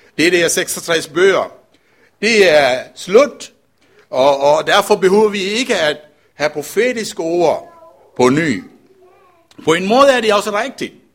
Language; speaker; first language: Danish; non-native, fluent; Sinhala